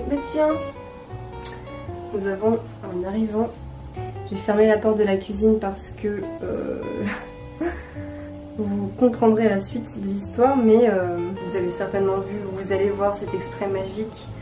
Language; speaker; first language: French; native; French